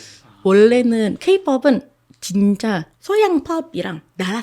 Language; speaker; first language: Korean; non-native, fluent; Indonesian